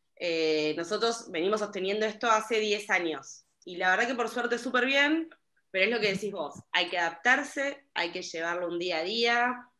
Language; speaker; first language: Spanish; native; Spanish